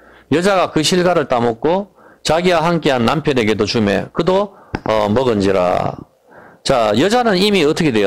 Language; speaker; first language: Korean; native; Korean